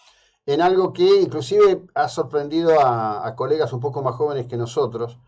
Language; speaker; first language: Spanish; native; Spanish